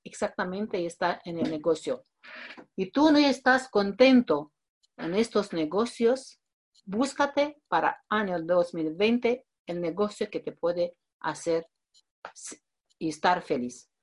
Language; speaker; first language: Spanish; non-native, fluent; Romanian